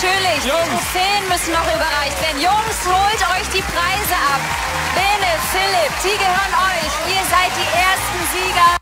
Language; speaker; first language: German; native; German